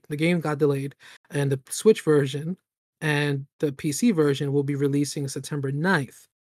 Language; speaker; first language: English; native; English